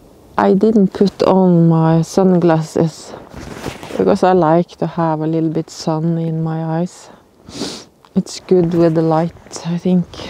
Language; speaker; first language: English; non-native, learner; Norwegian